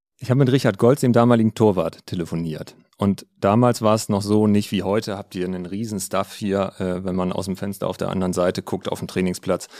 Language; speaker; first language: German; native; German